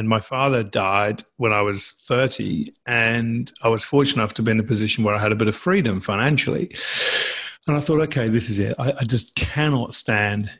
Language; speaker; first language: English; native; English